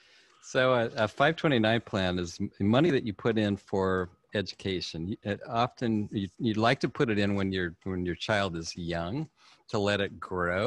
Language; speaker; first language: English; native; English